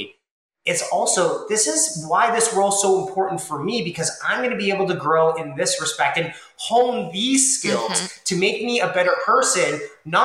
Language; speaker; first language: English; native; English